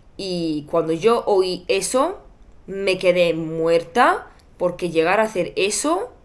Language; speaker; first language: Spanish; non-native, fluent; Bulgarian